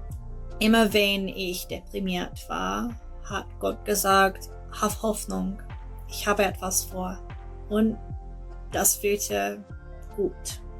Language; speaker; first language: German; non-native, learner; English